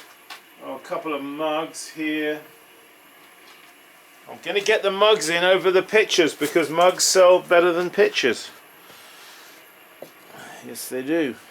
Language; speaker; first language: English; native; English